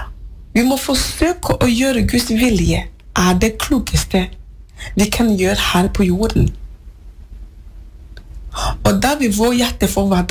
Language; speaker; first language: Norwegian; non-native, fluent; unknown